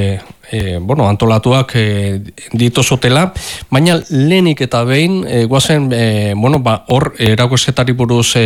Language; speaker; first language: Basque; native; Basque